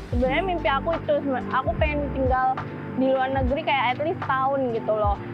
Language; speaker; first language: Indonesian; native; Indonesian